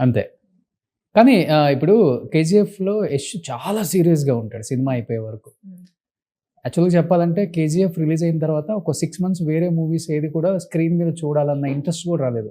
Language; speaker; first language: Telugu; native; Telugu